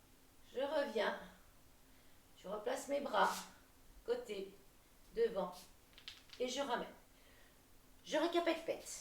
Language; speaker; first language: French; native; French